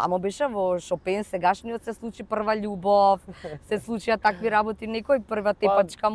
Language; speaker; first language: Macedonian; native; Macedonian